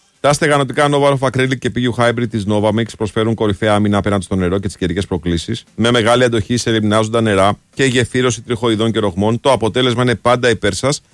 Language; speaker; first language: Greek; native; Greek